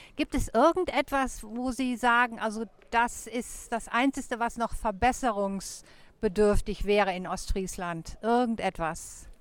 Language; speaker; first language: German; native; German